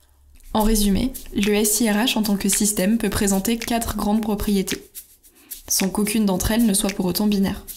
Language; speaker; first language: French; native; French